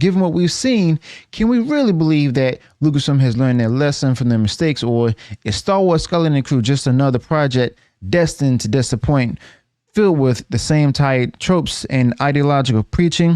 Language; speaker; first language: English; native; English